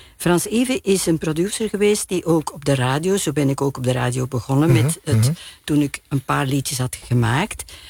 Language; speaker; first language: Dutch; native; Dutch